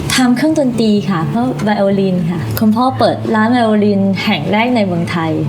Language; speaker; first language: Thai; early bilingual, other home language; Chinese